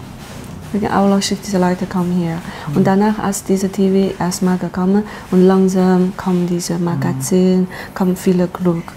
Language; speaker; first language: German; non-native, learner; Chinese